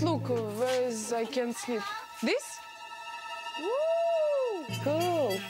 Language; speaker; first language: English; non-native, learner; Russian